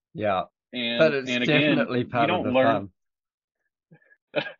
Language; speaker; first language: English; native; English